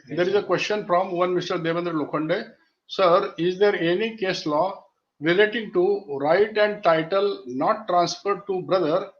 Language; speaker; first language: English; non-native, local second language; Marathi